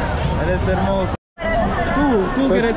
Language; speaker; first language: Spanish; non-native, fluent; Italian